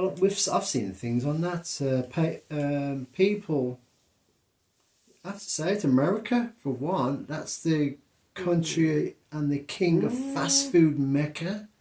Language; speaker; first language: English; native; English